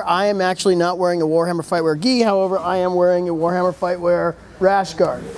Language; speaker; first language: English; native; English